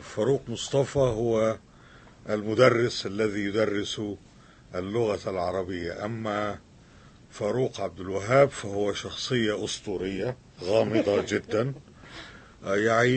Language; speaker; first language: Arabic; native; Arabic